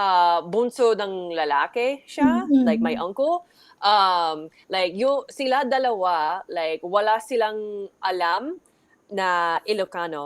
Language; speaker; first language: Filipino; early bilingual, heritage; English